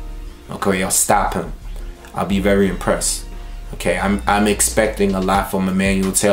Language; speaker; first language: English; native; English